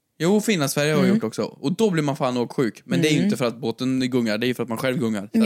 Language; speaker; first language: Swedish; native; Swedish